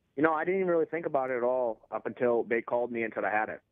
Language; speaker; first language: English; native; English